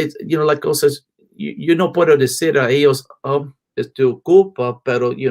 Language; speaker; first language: Spanish; non-native, learner; English